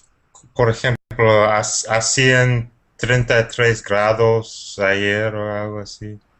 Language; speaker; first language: Spanish; non-native, fluent; English